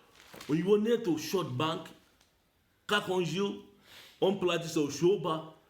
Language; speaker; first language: Russian; non-native, learner; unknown